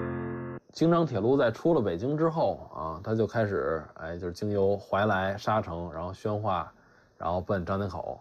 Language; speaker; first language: Chinese; native; Chinese